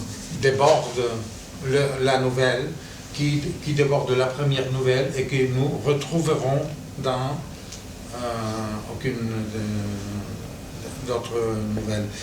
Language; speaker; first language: French; non-native, fluent; Catalan